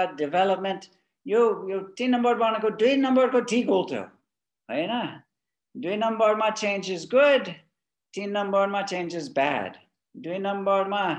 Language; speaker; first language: Nepali; non-native, fluent; English